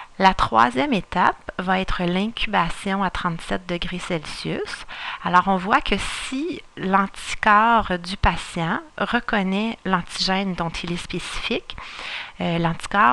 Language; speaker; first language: French; native; French